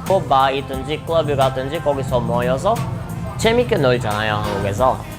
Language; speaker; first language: Korean; non-native, fluent; Portuguese